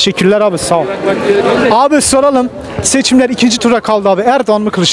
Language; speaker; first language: Turkish; native; Turkish